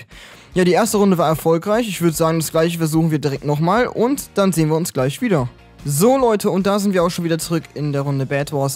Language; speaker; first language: German; native; German